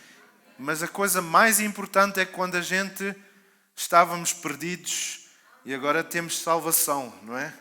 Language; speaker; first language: Portuguese; native; Portuguese